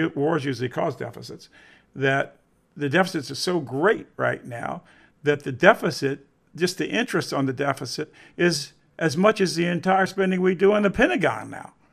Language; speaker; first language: English; native; English